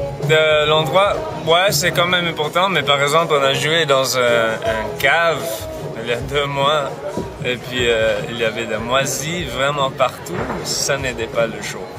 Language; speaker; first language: French; non-native, local second language; English